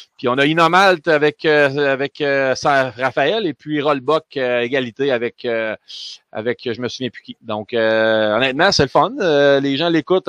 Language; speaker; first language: French; native; French